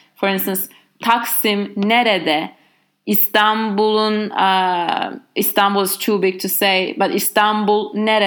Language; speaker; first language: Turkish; non-native, learner; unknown